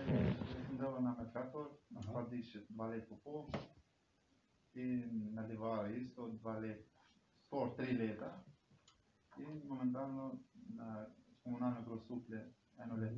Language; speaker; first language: Slovenian; non-native, local second language; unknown